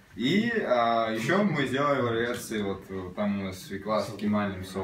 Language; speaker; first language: Russian; non-native, fluent; Georgian